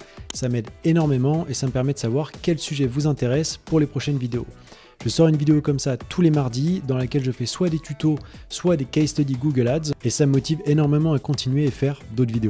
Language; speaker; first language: French; native; French